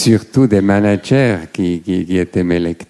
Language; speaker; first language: French; non-native, fluent; German